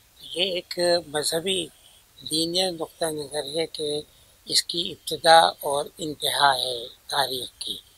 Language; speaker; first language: Urdu; native; Urdu